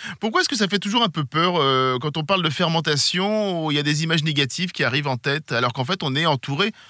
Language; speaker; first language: French; native; French